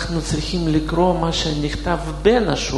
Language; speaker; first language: Hebrew; non-native, fluent; Russian